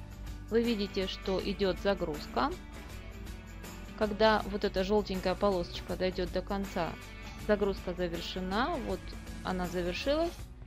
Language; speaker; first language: Russian; native; Russian